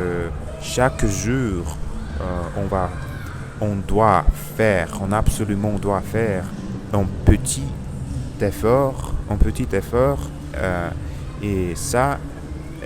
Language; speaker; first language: French; non-native, learner; Russian